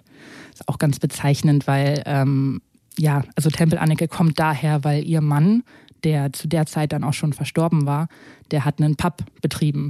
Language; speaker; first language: German; native; German